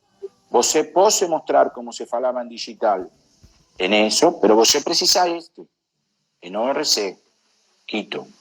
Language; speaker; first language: Portuguese; non-native, learner; Spanish